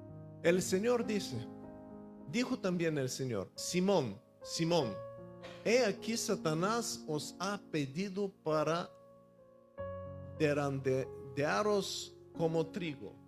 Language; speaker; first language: Spanish; non-native, fluent; Bulgarian